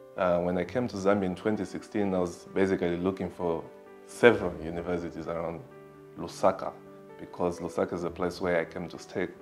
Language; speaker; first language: English; non-native, fluent; Portuguese